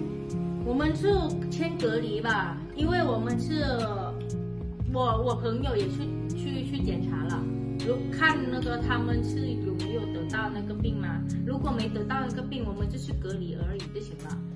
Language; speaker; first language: Chinese; non-native, fluent; Thai